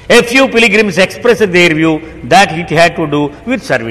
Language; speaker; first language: English; non-native, local second language; Telugu